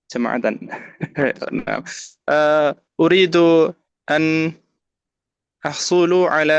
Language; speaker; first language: Arabic; non-native, learner; Indonesian